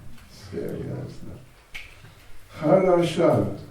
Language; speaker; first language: Russian; non-native, learner; English